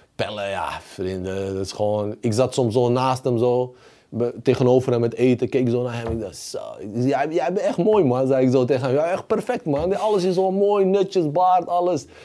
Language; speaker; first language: Dutch; early bilingual, other home language; Bosnian